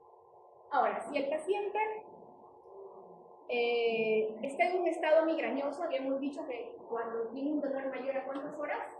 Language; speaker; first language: Spanish; native; Spanish